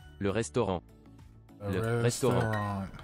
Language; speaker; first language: French; non-native, learner; English